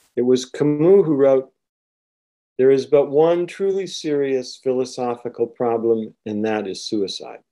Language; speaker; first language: English; native; English